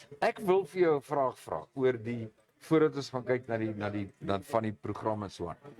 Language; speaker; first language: Afrikaans; native; Afrikaans